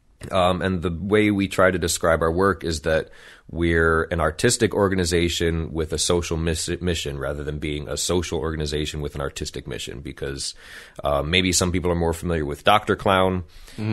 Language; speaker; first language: English; native; English